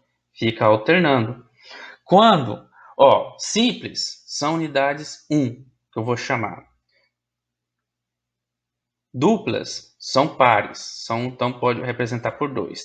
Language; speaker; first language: Portuguese; native; Portuguese